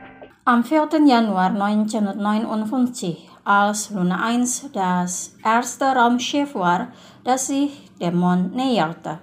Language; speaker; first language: German; non-native, fluent; Indonesian